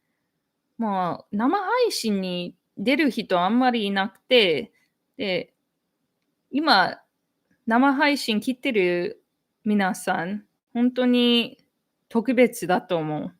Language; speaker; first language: Japanese; non-native, fluent; English